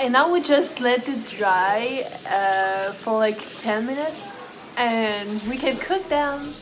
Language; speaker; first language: English; non-native, learner; French